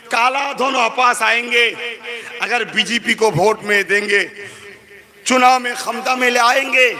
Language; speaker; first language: Hindi; non-native, local second language; Bangla